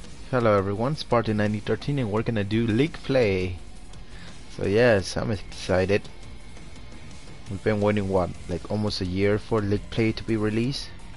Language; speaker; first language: English; non-native, fluent; Spanish